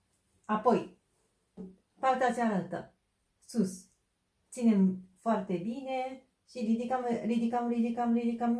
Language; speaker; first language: Romanian; non-native, fluent; Japanese